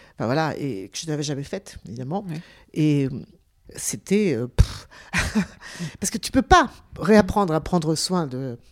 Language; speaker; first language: French; native; French